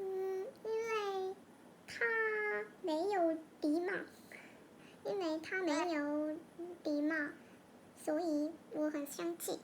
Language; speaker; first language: Chinese; non-native, learner; Korean